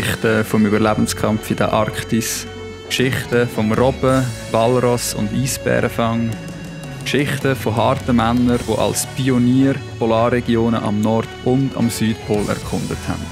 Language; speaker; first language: German; native; German